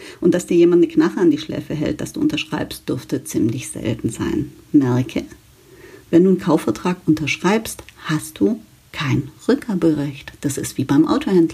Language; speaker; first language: German; native; German